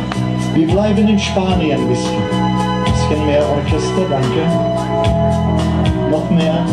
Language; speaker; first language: German; non-native, fluent; Czech